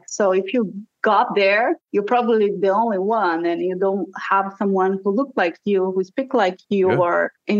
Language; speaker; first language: English; non-native, fluent; Portuguese